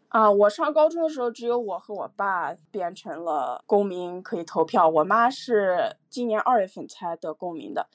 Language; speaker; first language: Chinese; early bilingual, heritage; Chinese